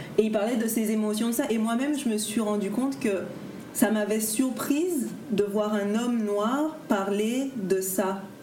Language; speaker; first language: French; native; French